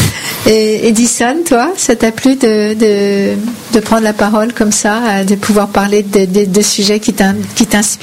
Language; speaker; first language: French; native; French